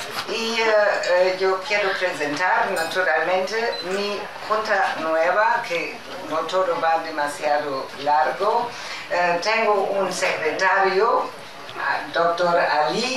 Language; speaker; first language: Spanish; non-native, learner; German